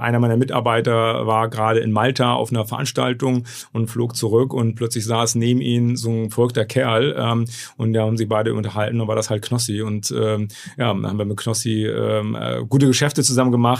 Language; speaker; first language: German; native; German